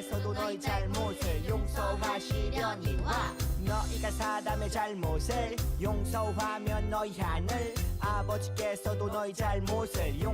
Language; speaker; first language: Korean; native; Korean